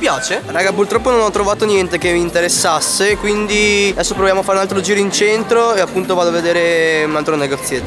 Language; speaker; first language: Italian; native; Italian